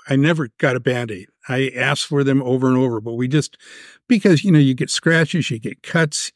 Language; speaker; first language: English; native; English